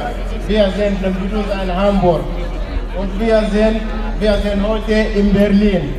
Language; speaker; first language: German; non-native, learner; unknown